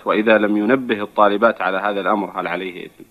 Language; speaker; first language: Arabic; native; Arabic